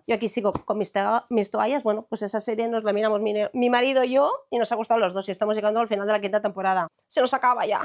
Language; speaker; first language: Spanish; native; Spanish